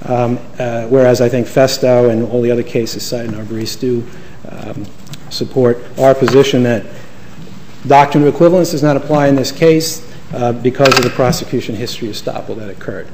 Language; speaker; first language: English; native; English